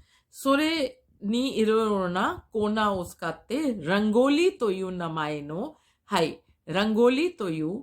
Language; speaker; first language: Japanese; non-native, fluent; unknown